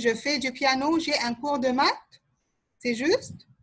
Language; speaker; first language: French; non-native, fluent; Arabic